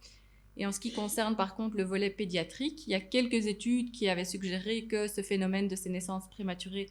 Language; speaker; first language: French; native; French